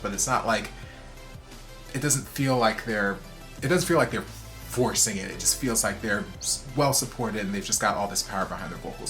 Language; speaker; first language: English; native; English